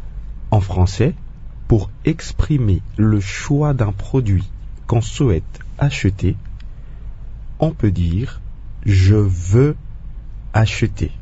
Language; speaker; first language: French; non-native, local second language; Kongo